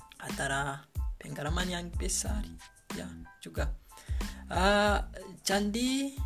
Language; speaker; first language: Indonesian; non-native, learner; Kinyarwanda